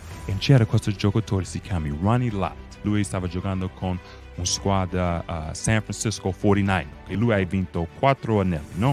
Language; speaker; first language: Italian; non-native, fluent; English